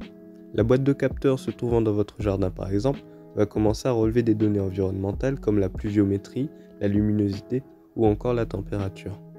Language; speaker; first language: French; native; French